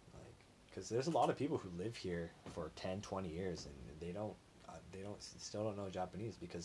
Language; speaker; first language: English; native; English